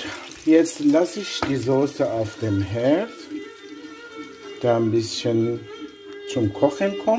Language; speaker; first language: German; non-native, learner; Persian